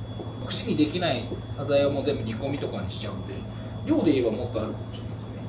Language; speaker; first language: Japanese; native; Japanese